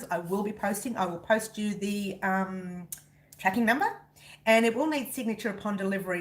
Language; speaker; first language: English; native; English